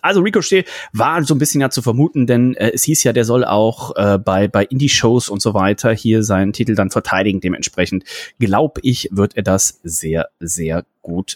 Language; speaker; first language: German; native; German